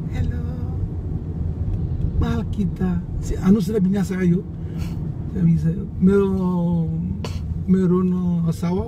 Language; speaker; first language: Filipino; non-native, learner; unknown